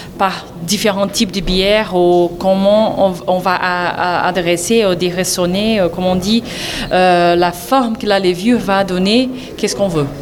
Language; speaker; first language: French; non-native, learner; Portuguese